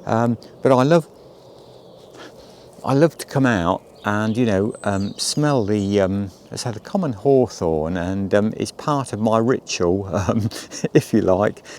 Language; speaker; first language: English; native; English